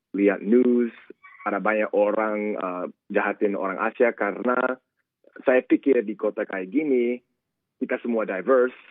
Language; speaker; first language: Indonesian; early bilingual, heritage; Indonesian